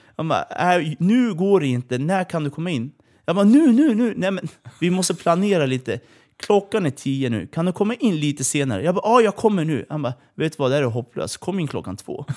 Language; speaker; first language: Swedish; early bilingual, other home language; Persian